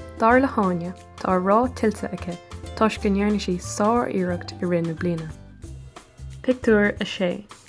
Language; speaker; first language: Irish; non-native, local second language; English